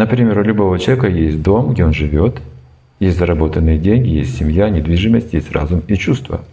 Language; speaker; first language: Russian; native; Russian